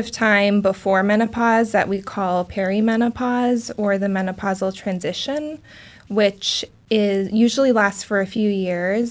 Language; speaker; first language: English; native; English